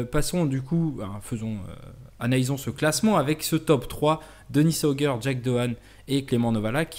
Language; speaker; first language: French; native; French